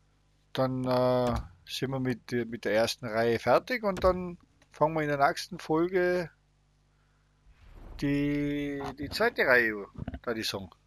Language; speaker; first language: German; native; German